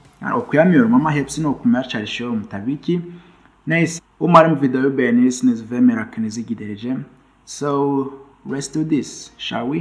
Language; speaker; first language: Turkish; non-native, fluent; Kinyarwanda